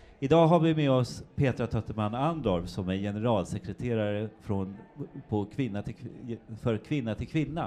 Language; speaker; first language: Swedish; native; Swedish